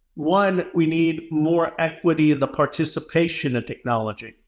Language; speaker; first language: English; native; English